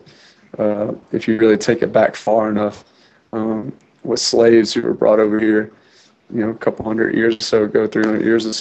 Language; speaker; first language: English; native; English